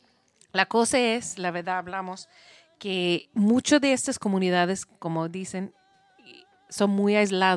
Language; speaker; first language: Spanish; non-native, learner; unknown